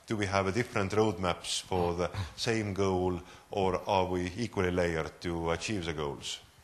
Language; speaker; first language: English; non-native, fluent; Estonian